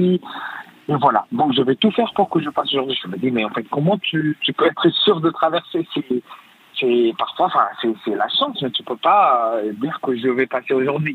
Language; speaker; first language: French; non-native, fluent; Arabic